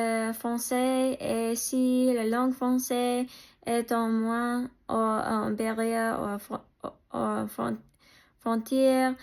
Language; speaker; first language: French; non-native, learner; English